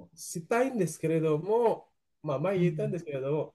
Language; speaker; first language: Japanese; non-native, learner; Indonesian